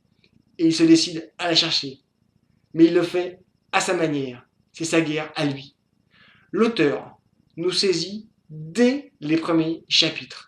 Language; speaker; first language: French; native; French